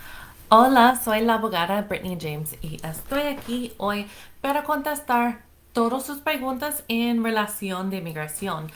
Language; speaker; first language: Spanish; non-native, fluent; English